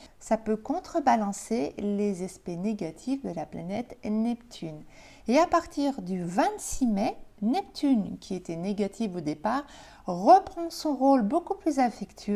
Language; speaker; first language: French; native; French